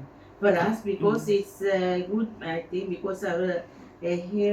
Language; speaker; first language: English; non-native, learner; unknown